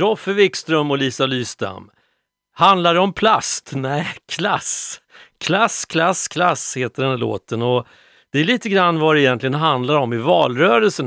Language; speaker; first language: Swedish; native; Swedish